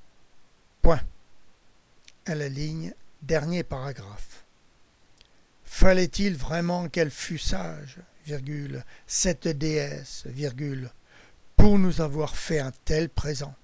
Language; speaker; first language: French; native; French